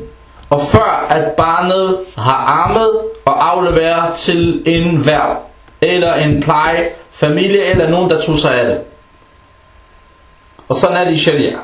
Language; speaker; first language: Danish; early bilingual, other home language; Arabic